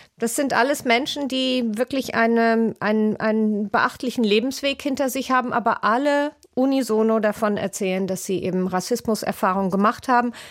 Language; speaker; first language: German; native; German